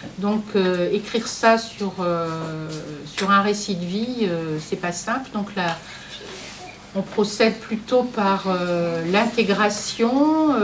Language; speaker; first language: French; native; French